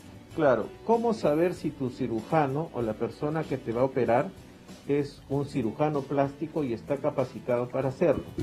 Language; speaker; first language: Spanish; native; Spanish